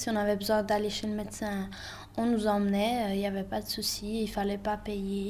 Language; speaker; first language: French; early bilingual, other home language; Bosnian